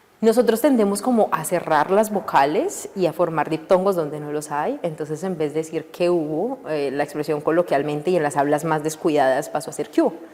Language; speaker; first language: Spanish; native; Spanish